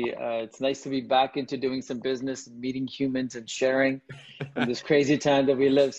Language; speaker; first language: English; non-native, local second language; Tamil